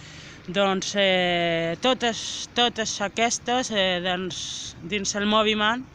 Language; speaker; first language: Catalan; non-native, local second language; Spanish